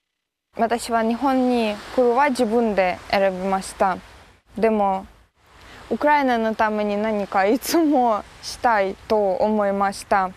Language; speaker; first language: Japanese; non-native, learner; Ukrainian